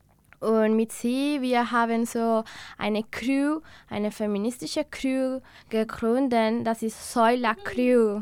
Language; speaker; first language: German; non-native, learner; Spanish